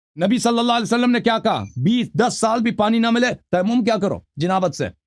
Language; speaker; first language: Urdu; native; Urdu